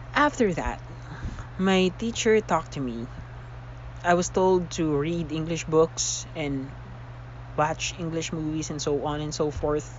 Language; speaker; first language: English; non-native, local second language; Filipino